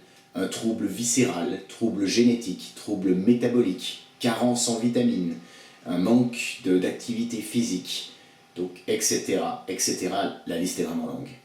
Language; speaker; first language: French; native; French